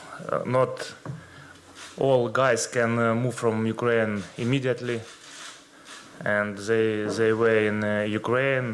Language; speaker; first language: English; non-native, learner; Ukrainian